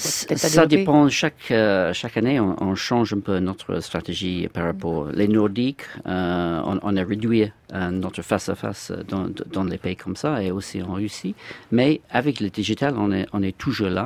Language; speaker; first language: French; non-native, fluent; English